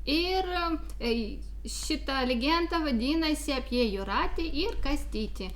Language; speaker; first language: Lithuanian; non-native, learner; Ukrainian